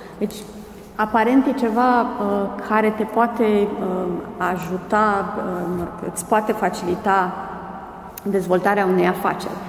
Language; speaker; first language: Romanian; native; Romanian